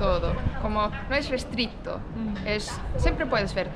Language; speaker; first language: Spanish; non-native, fluent; Estonian